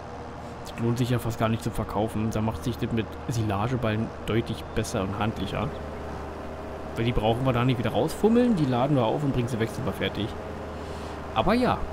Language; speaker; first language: German; native; German